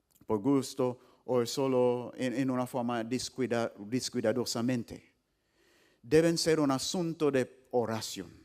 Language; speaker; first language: Spanish; non-native, fluent; English